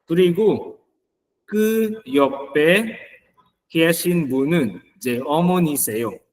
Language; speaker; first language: Korean; non-native, fluent; Filipino